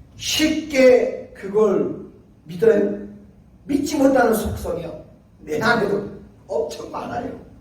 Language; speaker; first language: Korean; native; Korean